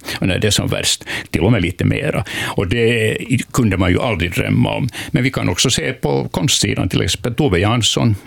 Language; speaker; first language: Swedish; native; Swedish